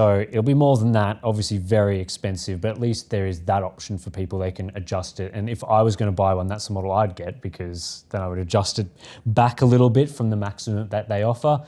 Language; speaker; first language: English; native; English